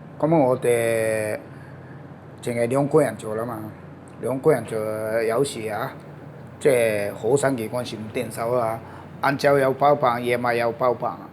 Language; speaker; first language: Cantonese; non-native, fluent; Japanese